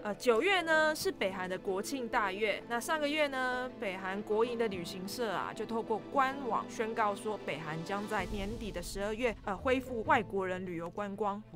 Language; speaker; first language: Chinese; native; Chinese